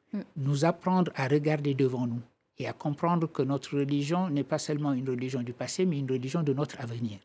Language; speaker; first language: French; non-native, local second language; Wolof